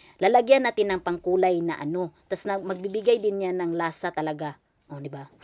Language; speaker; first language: Filipino; non-native, local second language; Cebuano